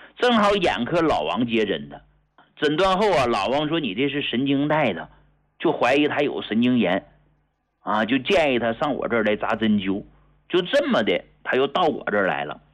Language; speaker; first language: Chinese; native; Chinese